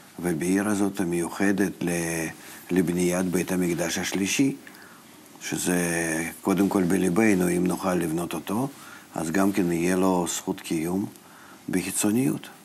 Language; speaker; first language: Hebrew; non-native, fluent; Russian